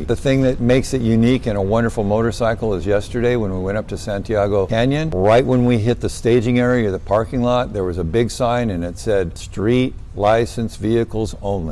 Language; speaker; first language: English; native; English